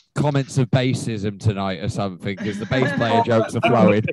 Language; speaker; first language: English; native; English